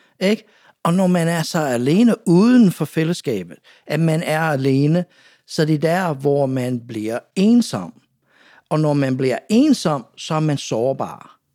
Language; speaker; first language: Danish; non-native, fluent; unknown